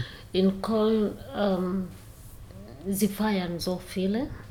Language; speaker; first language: German; non-native, learner; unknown